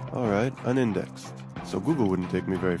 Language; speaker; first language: English; non-native, fluent; Hebrew